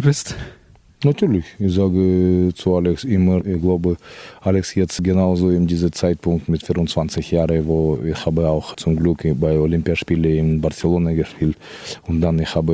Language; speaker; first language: German; non-native, fluent; Russian